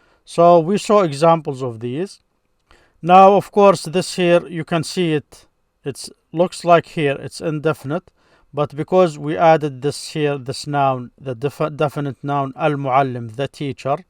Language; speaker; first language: English; non-native, fluent; Arabic